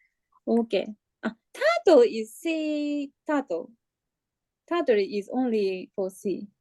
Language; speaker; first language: English; non-native, learner; Japanese